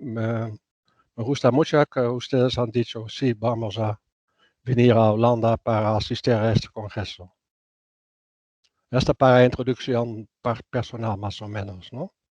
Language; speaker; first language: Spanish; non-native, fluent; Dutch